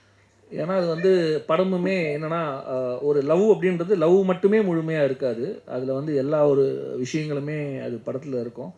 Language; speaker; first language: Tamil; native; Tamil